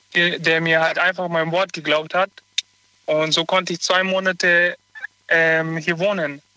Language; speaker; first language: German; native; German